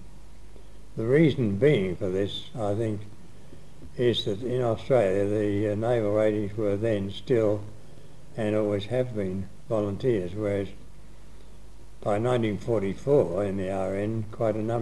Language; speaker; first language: English; native; English